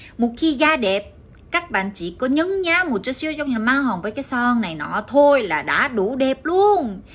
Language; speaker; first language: Vietnamese; early bilingual, heritage; Korean